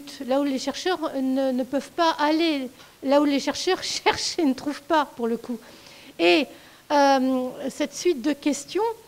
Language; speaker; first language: French; native; French